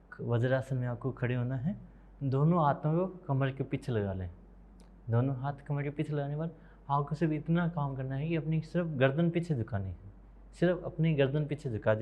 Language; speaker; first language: Hindi; native; Hindi